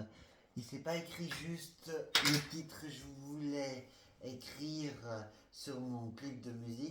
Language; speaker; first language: French; non-native, fluent; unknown